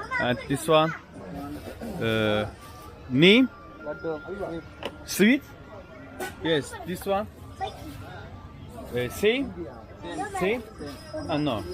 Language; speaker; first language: English; non-native, learner; Turkish